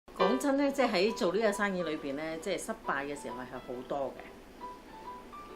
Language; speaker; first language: Cantonese; native; Cantonese